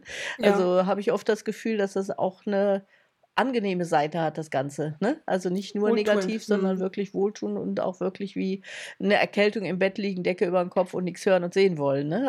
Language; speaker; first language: German; native; German